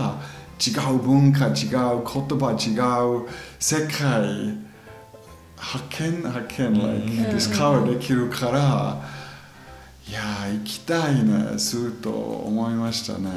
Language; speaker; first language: Japanese; non-native, fluent; German